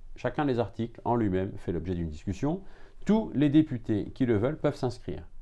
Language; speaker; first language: French; native; French